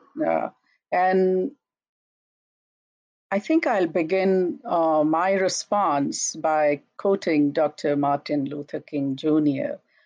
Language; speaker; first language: English; non-native, local second language; Hindi